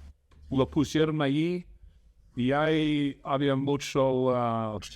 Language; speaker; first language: Spanish; non-native, fluent; English